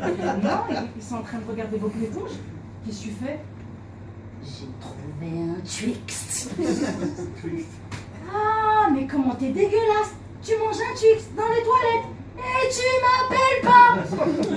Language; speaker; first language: French; native; French